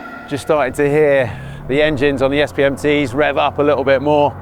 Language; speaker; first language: English; native; English